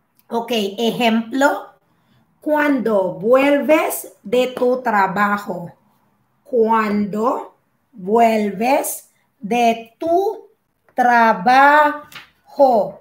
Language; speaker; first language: Spanish; non-native, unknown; Filipino